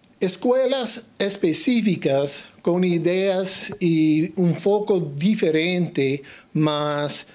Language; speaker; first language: Spanish; non-native, learner; English